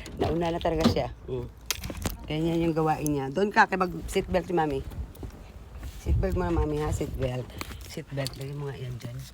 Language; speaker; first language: Filipino; non-native, local second language; Waray